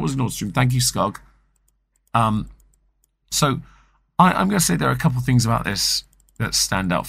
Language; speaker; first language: English; native; English